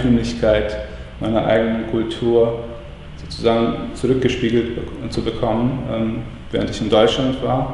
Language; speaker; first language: German; non-native, fluent; Latvian